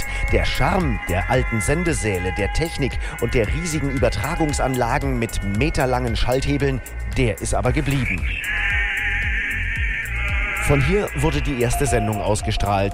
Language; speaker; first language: German; native; German